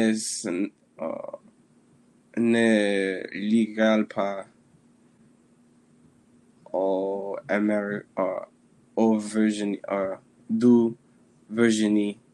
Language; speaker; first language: French; non-native, learner; English